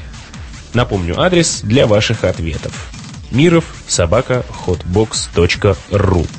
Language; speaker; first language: Russian; native; Russian